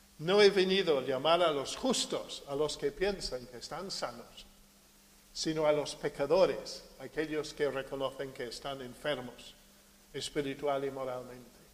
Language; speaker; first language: Spanish; non-native, fluent; English